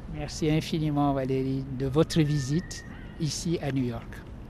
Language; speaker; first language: French; non-native, local second language; Wolof